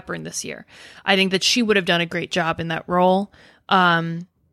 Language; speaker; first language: English; native; English